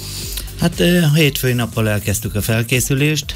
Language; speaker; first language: Hungarian; native; Hungarian